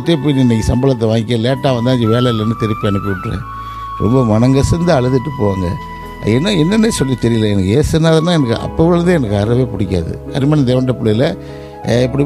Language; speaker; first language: Tamil; native; Tamil